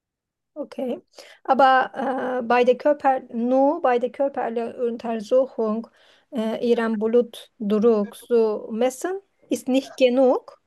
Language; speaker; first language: German; non-native, learner; Turkish